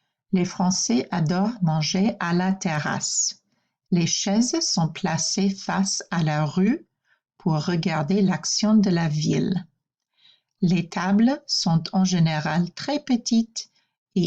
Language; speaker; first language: French; non-native, fluent; English